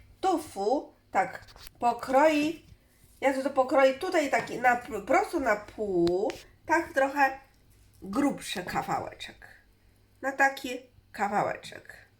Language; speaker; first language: Polish; non-native, learner; Chinese